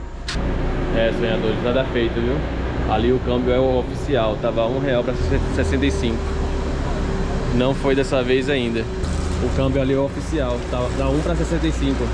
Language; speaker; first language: Portuguese; native; Portuguese